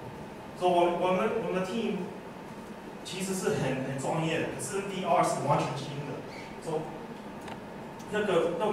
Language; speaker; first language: Chinese; early bilingual, heritage; English